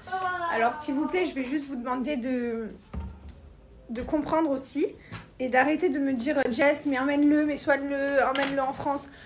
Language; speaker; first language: French; native; French